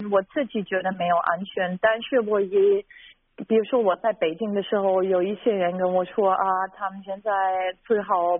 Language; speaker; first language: Chinese; non-native, fluent; German